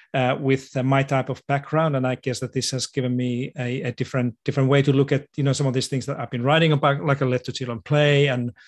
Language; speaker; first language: English; non-native, fluent; Finnish